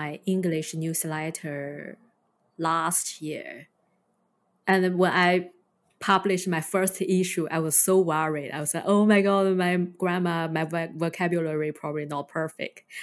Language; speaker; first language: English; non-native, fluent; Chinese